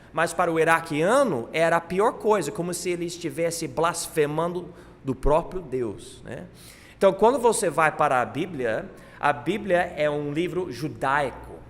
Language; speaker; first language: Portuguese; non-native, fluent; English